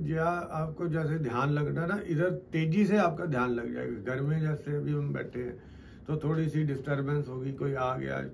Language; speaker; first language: Hindi; non-native, local second language; Punjabi